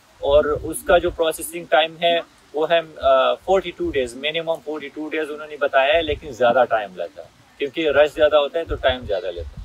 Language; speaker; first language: Hindi; non-native, local second language; Pashto